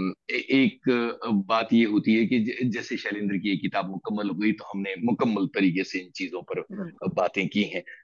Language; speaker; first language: Hindi; native; Hindi